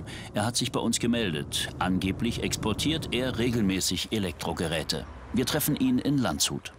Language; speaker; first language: German; native; German